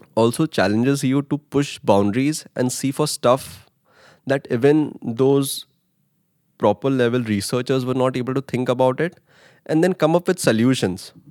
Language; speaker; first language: English; non-native, local second language; Hindi